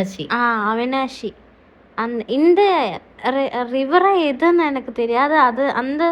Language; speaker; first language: Tamil; non-native, learner; Malayalam